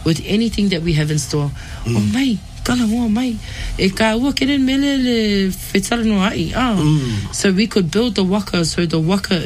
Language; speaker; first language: English; native; English